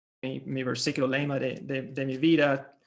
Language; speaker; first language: Spanish; non-native, fluent; English